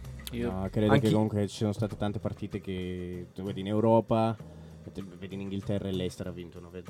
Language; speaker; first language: Italian; native; Italian